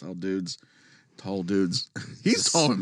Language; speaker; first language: English; native; English